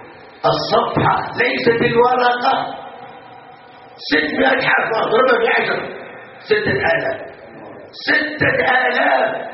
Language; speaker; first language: Arabic; native; Arabic